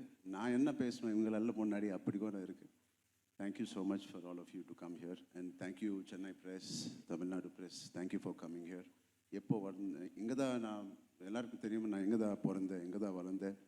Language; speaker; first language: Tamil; non-native, local second language; Telugu